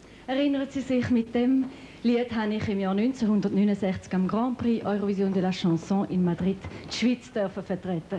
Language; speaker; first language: German; native; German